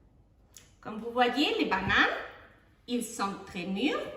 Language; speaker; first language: French; non-native, fluent; Spanish